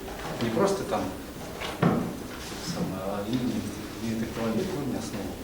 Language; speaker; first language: Russian; native; Russian